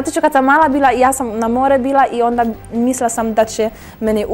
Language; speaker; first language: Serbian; early bilingual, heritage; German